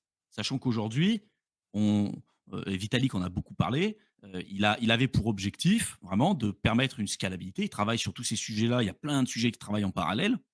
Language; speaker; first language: French; native; French